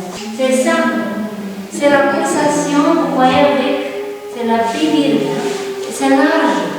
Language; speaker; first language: French; non-native, fluent; Italian